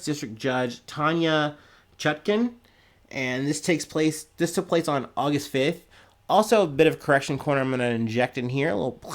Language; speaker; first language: English; native; English